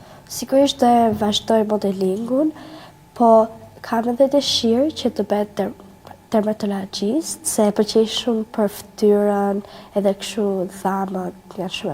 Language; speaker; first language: Albanian; early bilingual, heritage; Albanian